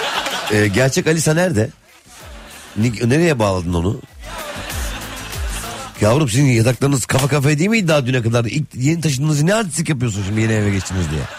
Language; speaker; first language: Turkish; native; Turkish